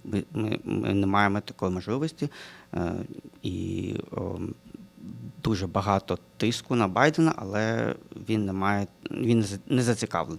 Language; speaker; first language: Ukrainian; non-native, local second language; Russian